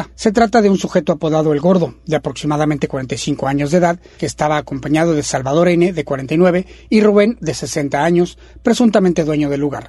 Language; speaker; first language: Spanish; native; Spanish